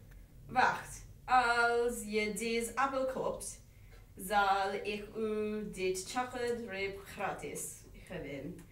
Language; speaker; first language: Dutch; non-native, learner; English